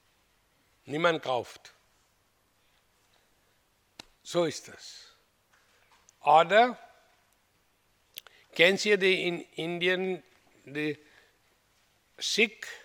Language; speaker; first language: German; non-native, learner; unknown